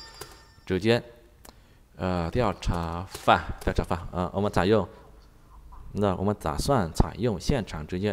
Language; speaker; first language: Chinese; non-native, fluent; Vietnamese